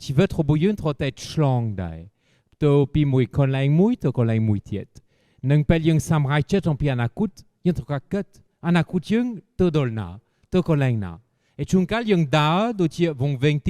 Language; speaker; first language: Khmer; non-native, fluent; French